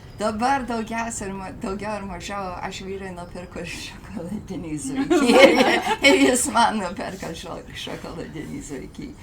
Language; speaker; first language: Lithuanian; early bilingual, heritage; Lithuanian